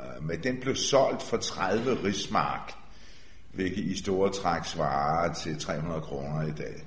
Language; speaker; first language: Danish; early bilingual, other home language; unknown